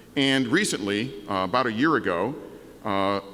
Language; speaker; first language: English; native; English